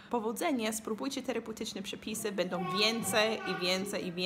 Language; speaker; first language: Polish; non-native, learner; English